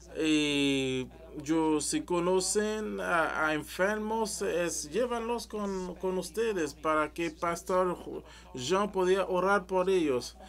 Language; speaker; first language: Spanish; non-native, learner; French